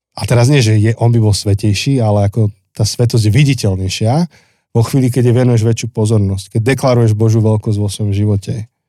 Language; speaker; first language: Slovak; native; Slovak